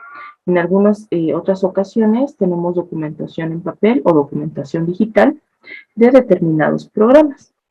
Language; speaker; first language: Spanish; native; Spanish